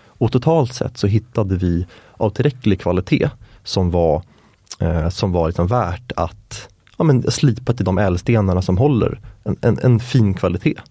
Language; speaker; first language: Swedish; native; Swedish